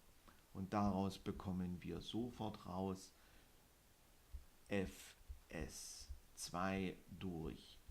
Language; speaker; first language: German; native; German